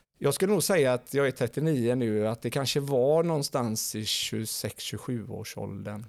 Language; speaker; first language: Swedish; native; Swedish